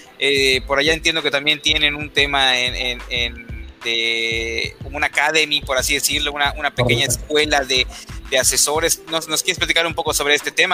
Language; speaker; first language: Spanish; native; Spanish